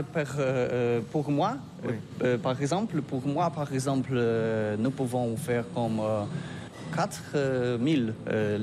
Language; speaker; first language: French; non-native, learner; Polish